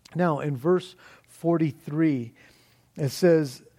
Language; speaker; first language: English; native; English